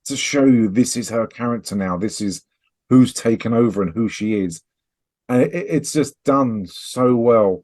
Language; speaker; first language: English; native; English